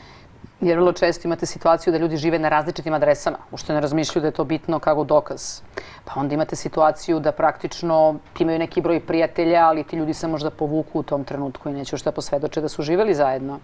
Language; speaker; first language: Croatian; native; Croatian